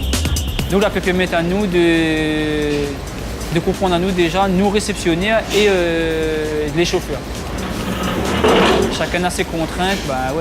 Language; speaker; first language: French; non-native, local second language; Réunion Creole French